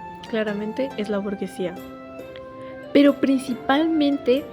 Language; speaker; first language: Spanish; native; Spanish